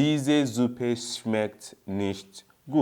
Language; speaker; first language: German; non-native, fluent; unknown